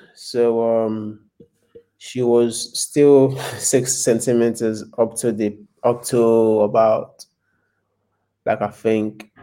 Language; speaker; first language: English; non-native, local second language; Yoruba